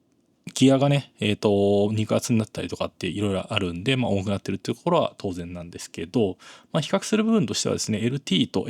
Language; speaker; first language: Japanese; native; Japanese